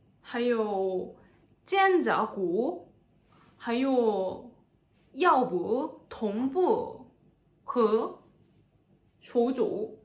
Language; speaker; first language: Chinese; non-native, learner; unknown